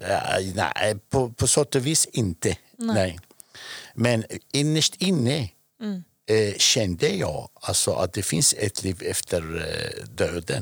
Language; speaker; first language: Swedish; non-native, fluent; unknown